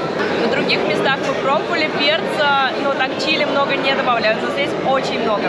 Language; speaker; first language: Russian; native; Russian